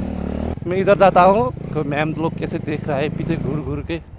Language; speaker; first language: Hindi; non-native, learner; Nepali